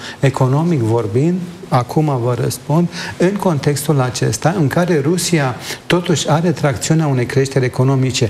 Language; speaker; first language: Romanian; native; Romanian